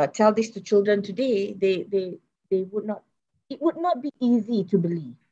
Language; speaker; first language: English; early bilingual, other home language; Malay